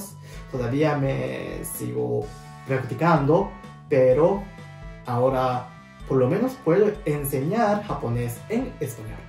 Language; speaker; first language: Spanish; non-native, learner; Japanese